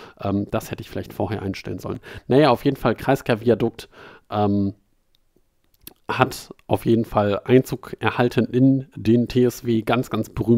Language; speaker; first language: German; native; German